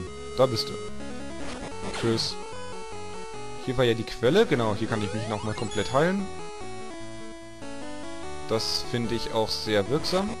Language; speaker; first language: German; native; German